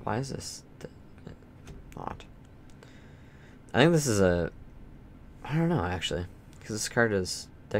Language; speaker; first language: English; native; English